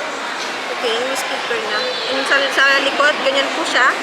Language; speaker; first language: Filipino; native; Filipino